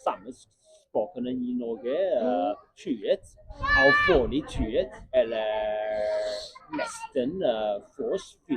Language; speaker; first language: Norwegian; non-native, learner; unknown